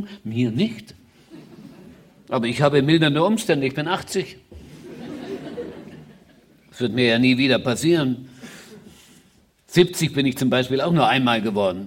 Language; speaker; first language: German; native; German